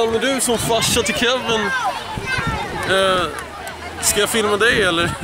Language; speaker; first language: Swedish; native; Swedish